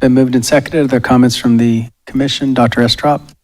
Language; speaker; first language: English; native; English